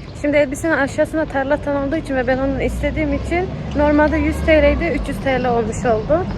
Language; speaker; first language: Turkish; early bilingual, heritage; Turkish